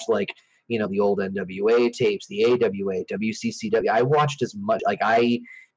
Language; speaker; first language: English; native; English